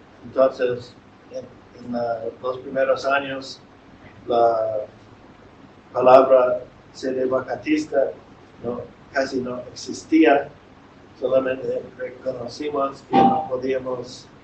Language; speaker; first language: Spanish; non-native, fluent; English